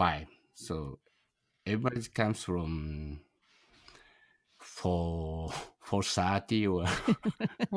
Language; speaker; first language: English; non-native, learner; Japanese